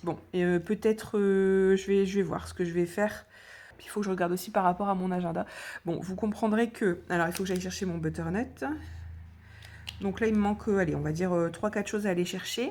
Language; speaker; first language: French; native; French